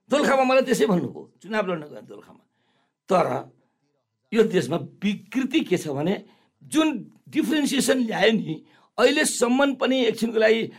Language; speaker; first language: Nepali; non-native, local second language; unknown